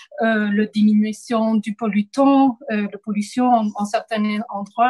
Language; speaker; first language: French; non-native, fluent; Spanish